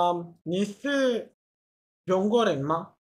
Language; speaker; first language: Chinese; non-native, fluent; Swahili